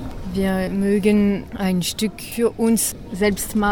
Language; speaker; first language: German; non-native, learner; French